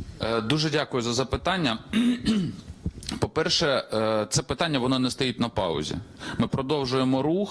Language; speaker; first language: Ukrainian; native; Ukrainian